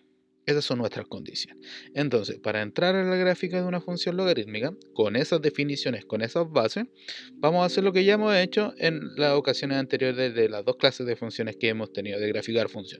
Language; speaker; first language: Spanish; native; Spanish